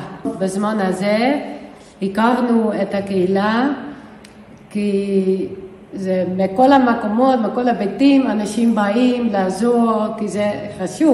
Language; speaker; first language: Hebrew; non-native, fluent; Dutch